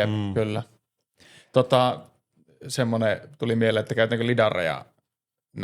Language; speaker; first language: Finnish; native; Finnish